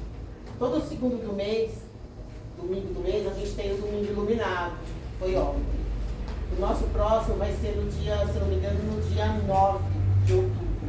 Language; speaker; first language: Portuguese; native; Portuguese